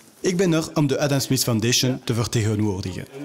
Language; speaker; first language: Dutch; non-native, local second language; French